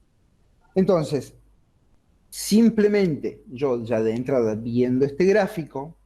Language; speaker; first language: Spanish; native; Spanish